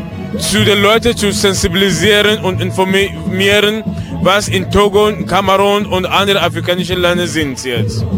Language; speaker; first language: German; non-native, learner; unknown